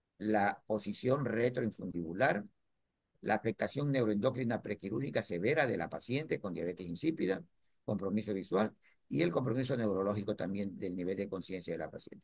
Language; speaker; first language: Spanish; native; Spanish